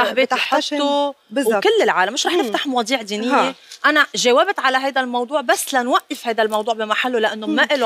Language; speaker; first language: Arabic; native; Arabic